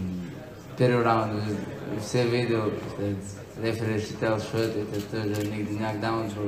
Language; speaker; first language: Russian; non-native, learner; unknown